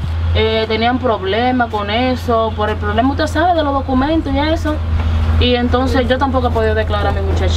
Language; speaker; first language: Spanish; native; Spanish